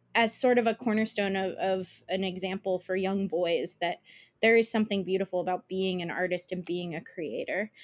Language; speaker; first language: English; early bilingual, other home language; Italian